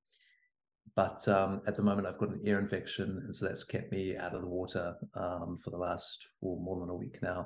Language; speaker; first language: English; native; English